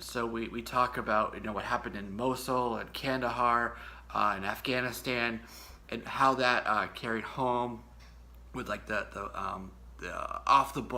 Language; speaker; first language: English; native; English